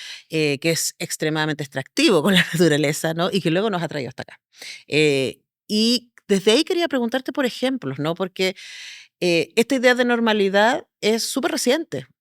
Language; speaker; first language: Spanish; native; Spanish